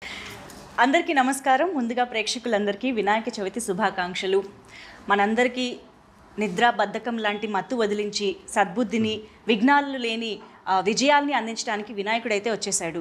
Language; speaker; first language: Telugu; native; Telugu